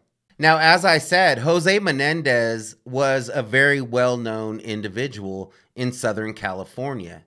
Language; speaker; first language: English; native; English